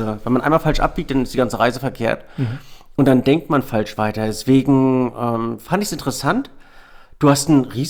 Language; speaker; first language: German; native; German